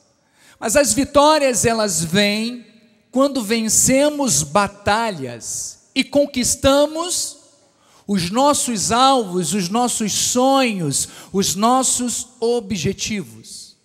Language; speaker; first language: Portuguese; native; Portuguese